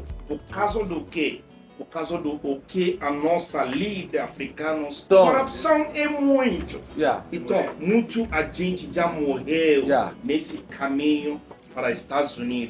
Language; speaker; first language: Portuguese; non-native, fluent; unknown